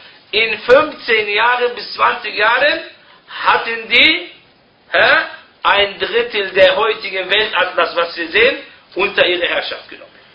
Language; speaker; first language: German; non-native, fluent; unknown